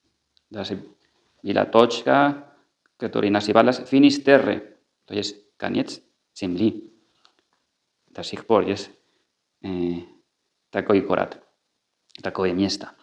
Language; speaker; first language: Russian; non-native, fluent; Spanish